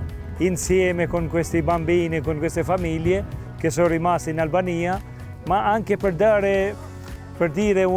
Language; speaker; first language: Italian; non-native, fluent; Albanian